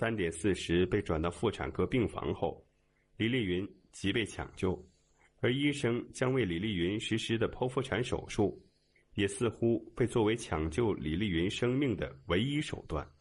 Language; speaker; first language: Chinese; native; Chinese